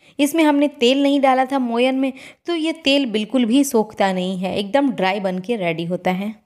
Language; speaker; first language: Hindi; native; Hindi